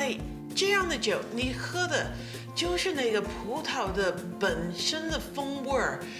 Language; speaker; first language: Chinese; non-native, fluent; English